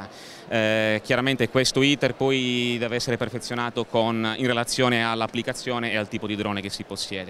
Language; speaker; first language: Italian; native; Italian